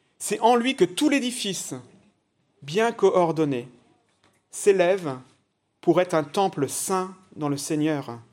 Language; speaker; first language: French; native; French